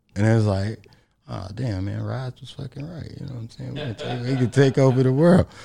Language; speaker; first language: English; native; English